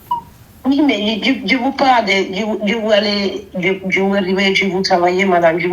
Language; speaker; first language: French; non-native, fluent; Spanish